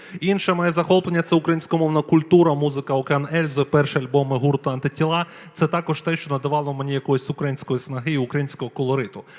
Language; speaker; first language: Ukrainian; non-native, local second language; Russian